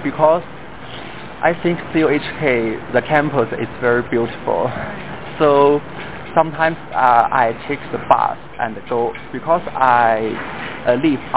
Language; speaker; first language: English; non-native, fluent; Chinese